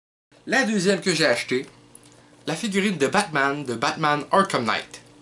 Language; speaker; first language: French; native; French